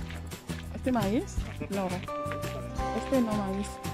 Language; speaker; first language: Spanish; non-native, learner; Indonesian